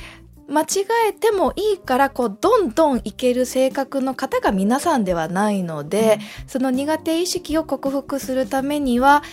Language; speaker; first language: Japanese; native; Japanese